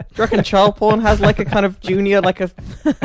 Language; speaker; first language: English; native; English